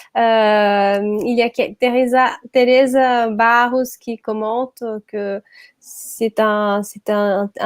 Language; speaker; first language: French; non-native, fluent; Portuguese